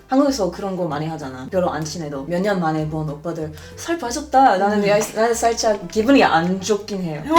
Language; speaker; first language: Korean; non-native, fluent; English